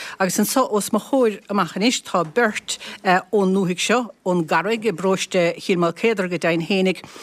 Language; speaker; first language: Irish; native; Irish